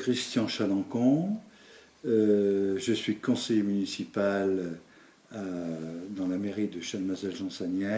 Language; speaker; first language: French; native; French